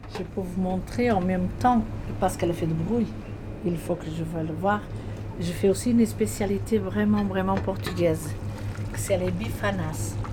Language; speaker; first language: French; non-native, fluent; Portuguese